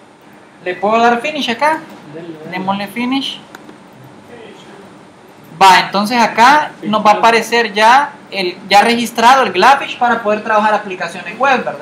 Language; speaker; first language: Spanish; native; Spanish